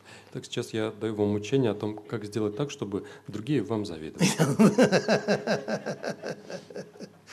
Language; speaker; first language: Russian; native; Russian